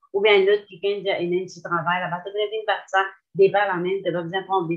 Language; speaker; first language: French; non-native, local second language; Morisyen